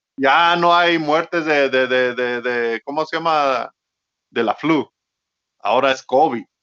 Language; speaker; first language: Spanish; early bilingual, heritage; Spanish